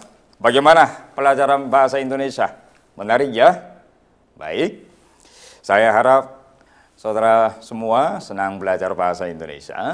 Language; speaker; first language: Indonesian; non-native, fluent; Korean